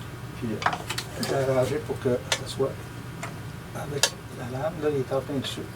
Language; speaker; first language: French; native; French